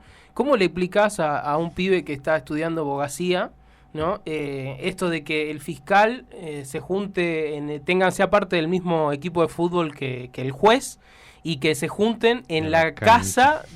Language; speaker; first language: Spanish; native; Spanish